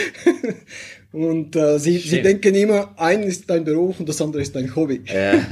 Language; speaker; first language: German; non-native, fluent; Bulgarian